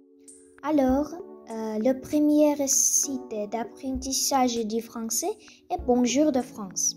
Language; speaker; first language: French; non-native, fluent; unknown